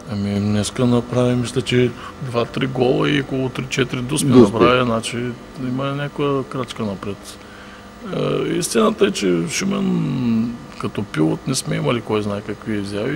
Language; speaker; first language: Bulgarian; native; Bulgarian